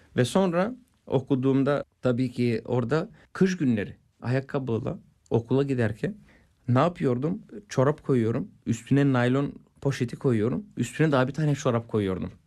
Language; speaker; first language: Turkish; non-native, fluent; Bulgarian